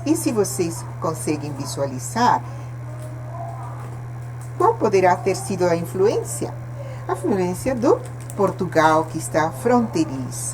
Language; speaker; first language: Portuguese; non-native, fluent; Spanish